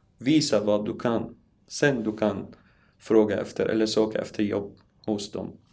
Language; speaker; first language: Swedish; non-native, learner; Arabic